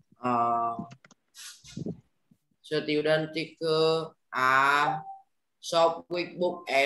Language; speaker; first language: English; non-native, learner; Vietnamese